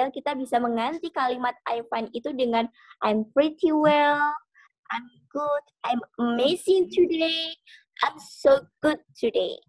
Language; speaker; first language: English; non-native, learner; Indonesian